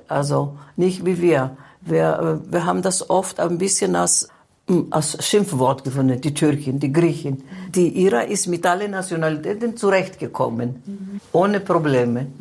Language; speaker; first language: German; non-native, fluent; Greek